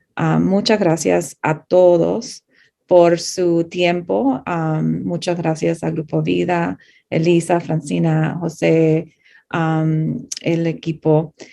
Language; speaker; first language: Spanish; early bilingual, heritage; Spanish